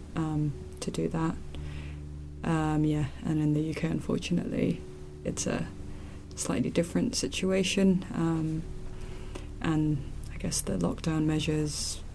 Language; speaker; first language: English; non-native, local second language; Cantonese